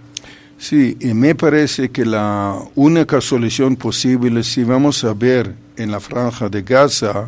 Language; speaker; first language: Spanish; non-native, fluent; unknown